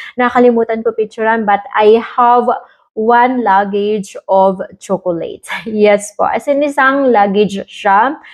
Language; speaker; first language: Filipino; native; Filipino